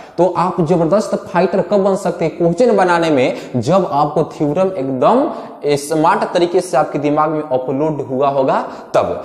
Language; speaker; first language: Hindi; native; Hindi